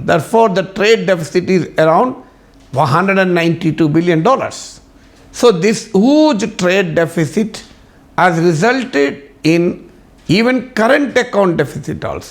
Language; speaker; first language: English; non-native, local second language; Telugu